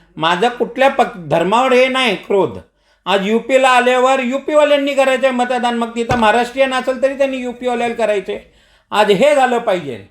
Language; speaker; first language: Marathi; non-native, local second language; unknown